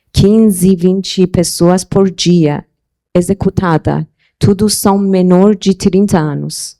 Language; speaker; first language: Portuguese; non-native, fluent; Persian